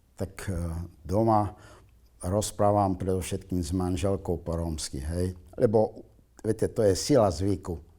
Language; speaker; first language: Slovak; non-native, local second language; Romany